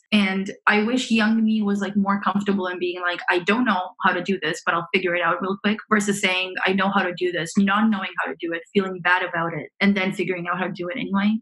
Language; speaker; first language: English; early bilingual, other home language; Romanian